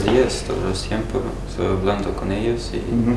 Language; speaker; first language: Spanish; non-native, learner; Ukrainian